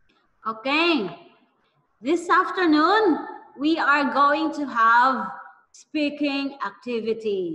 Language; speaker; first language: English; non-native, fluent; Thai